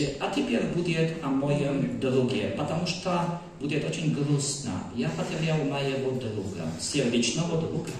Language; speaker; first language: Russian; non-native, learner; Polish